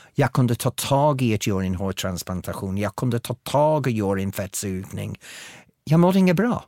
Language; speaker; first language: Swedish; non-native, fluent; English